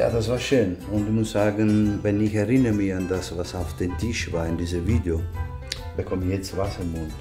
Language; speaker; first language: German; non-native, learner; Italian